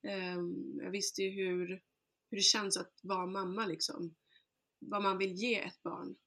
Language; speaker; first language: Swedish; early bilingual, other home language; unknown